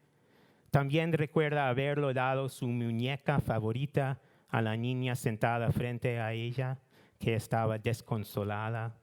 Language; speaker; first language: Spanish; non-native, learner; English